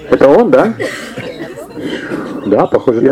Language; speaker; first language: Russian; native; Russian